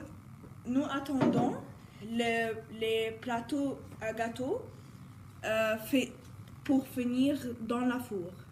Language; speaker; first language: French; non-native, learner; English